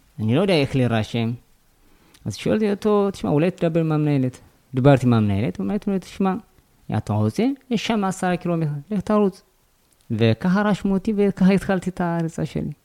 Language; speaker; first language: Hebrew; non-native, fluent; Amharic